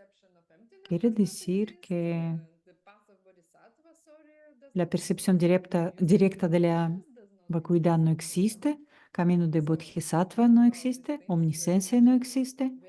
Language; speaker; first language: Spanish; non-native, fluent; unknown